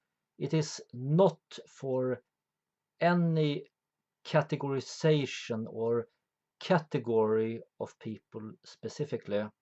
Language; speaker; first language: English; non-native, fluent; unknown